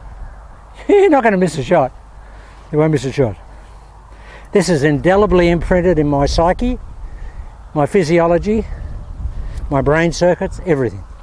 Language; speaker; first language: English; native; English